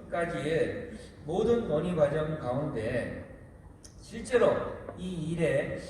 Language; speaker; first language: Korean; native; Korean